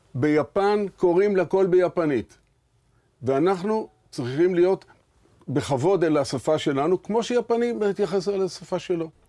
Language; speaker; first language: Hebrew; native; Hebrew